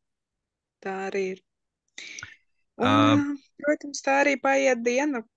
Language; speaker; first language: Latvian; non-native, local second language; Russian